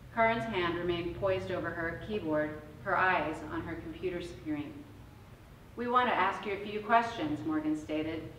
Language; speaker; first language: English; native; English